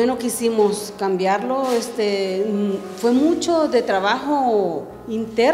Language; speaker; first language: Spanish; native; Spanish